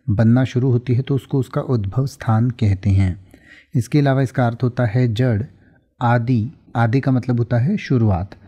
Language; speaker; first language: Hindi; native; Hindi